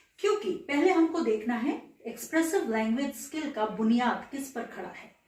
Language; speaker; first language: Hindi; non-native, local second language; Bangla